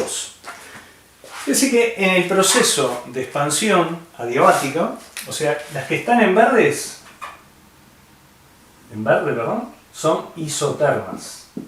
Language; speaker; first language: Spanish; native; Spanish